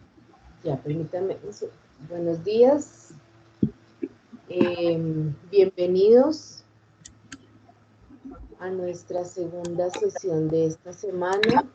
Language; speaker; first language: Spanish; native; Spanish